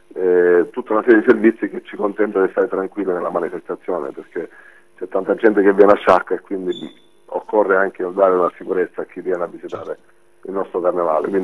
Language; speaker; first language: Italian; native; Italian